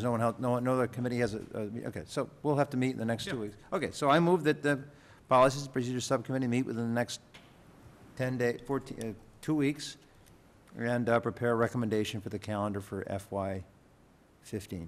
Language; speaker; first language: English; native; English